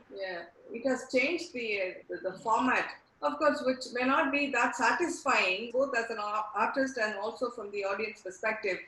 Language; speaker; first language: English; non-native, local second language; Tamil